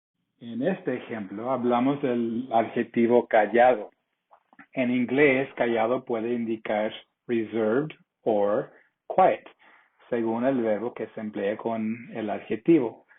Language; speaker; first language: Spanish; non-native, fluent; English